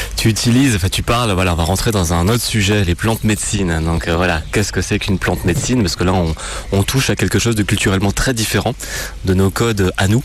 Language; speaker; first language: French; native; French